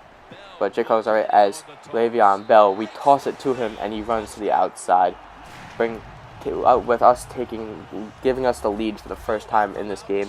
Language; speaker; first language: English; native; English